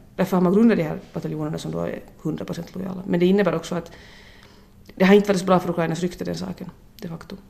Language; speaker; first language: Swedish; native; Swedish